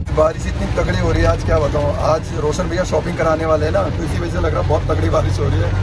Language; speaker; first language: Hindi; non-native, local second language; Nepali